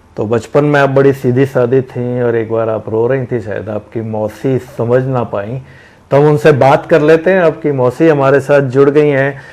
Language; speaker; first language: Hindi; native; Hindi